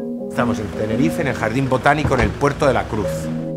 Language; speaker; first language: Spanish; native; Spanish